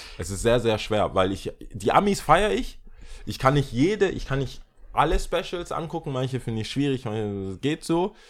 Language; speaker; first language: German; early bilingual, other home language; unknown